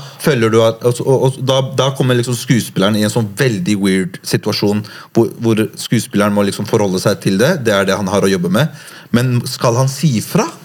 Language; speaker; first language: Norwegian; early bilingual, other home language; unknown